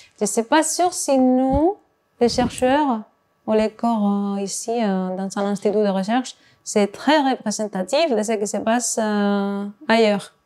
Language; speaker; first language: French; non-native, fluent; Spanish